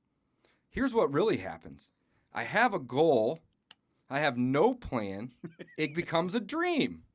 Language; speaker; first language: English; native; English